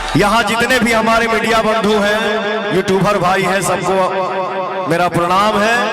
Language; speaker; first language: Hindi; non-native, local second language; Bhojpuri